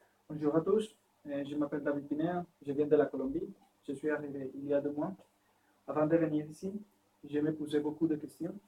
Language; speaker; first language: French; non-native, fluent; Spanish